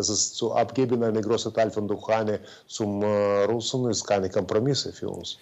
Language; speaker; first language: German; non-native, fluent; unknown